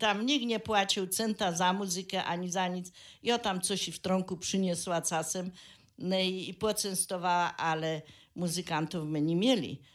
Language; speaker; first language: Polish; native; Polish